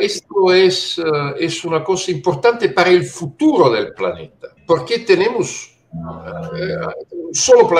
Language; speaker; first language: Spanish; non-native, fluent; Italian